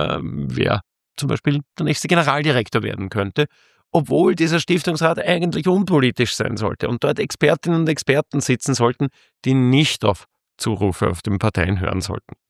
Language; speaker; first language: German; native; German